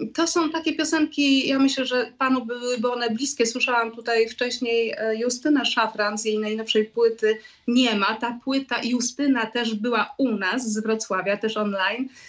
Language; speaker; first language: Polish; native; Polish